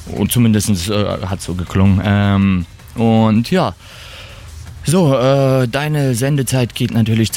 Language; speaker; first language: German; native; German